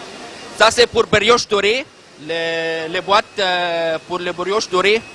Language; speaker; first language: French; non-native, learner; Arabic